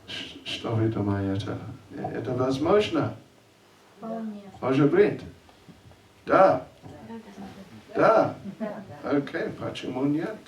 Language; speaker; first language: Russian; non-native, learner; English